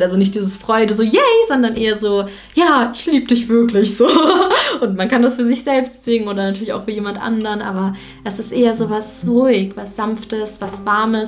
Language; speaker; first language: German; native; German